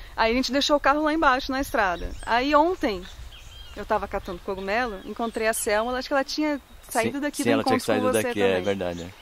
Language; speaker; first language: Portuguese; native; Portuguese